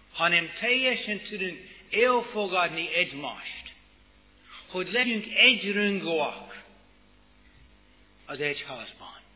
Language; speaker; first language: Hungarian; non-native, fluent; English